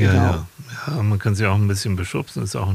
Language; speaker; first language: German; native; German